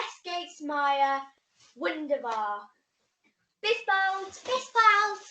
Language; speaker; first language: German; non-native, learner; English